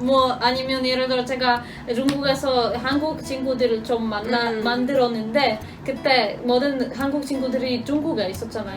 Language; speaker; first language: Korean; non-native, fluent; Polish